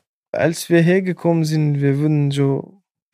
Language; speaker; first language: German; non-native, fluent; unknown